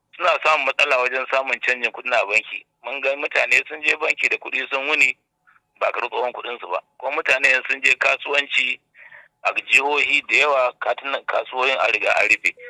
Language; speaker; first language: Hausa; native; Hausa